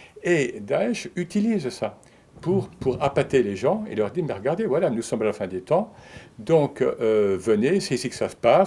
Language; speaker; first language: French; native; French